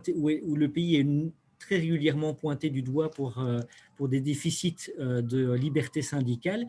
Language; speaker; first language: French; native; French